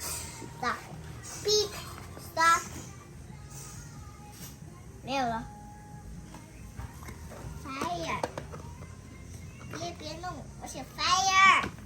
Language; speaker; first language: Chinese; early bilingual, heritage; Chinese